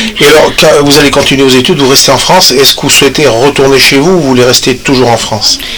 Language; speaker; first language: French; native; French